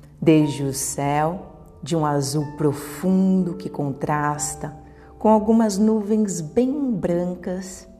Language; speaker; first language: Portuguese; native; Portuguese